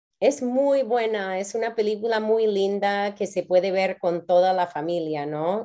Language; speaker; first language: Spanish; non-native, fluent; English